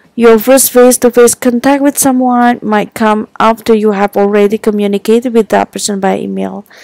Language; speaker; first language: English; non-native, fluent; Indonesian